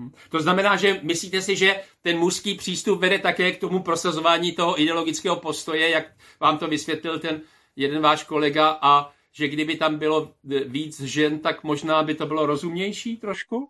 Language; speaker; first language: Czech; native; Czech